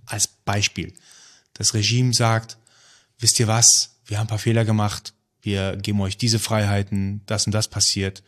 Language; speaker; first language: German; early bilingual, other home language; Persian